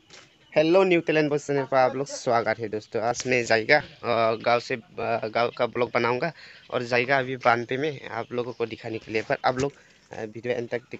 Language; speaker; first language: Hindi; non-native, local second language; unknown